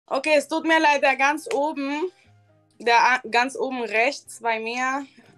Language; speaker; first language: German; non-native, learner; Spanish